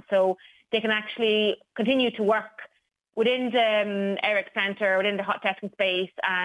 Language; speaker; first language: English; native; English